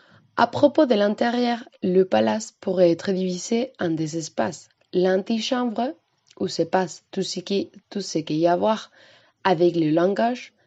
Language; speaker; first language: French; non-native, learner; Spanish